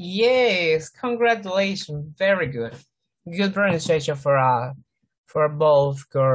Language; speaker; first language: English; non-native, fluent; Spanish